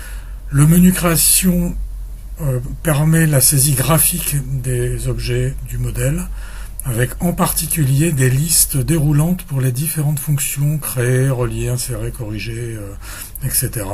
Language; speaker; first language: French; native; French